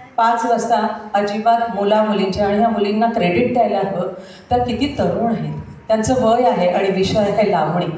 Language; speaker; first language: Marathi; non-native, local second language; Gujarati